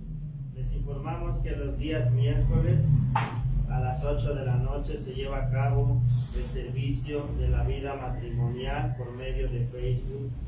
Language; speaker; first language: Spanish; native; Spanish